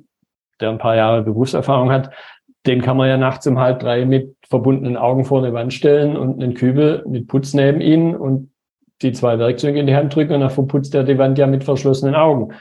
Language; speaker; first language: German; native; German